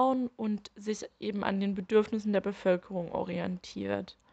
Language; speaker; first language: German; native; German